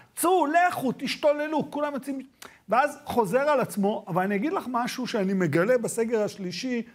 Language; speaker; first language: Hebrew; native; Hebrew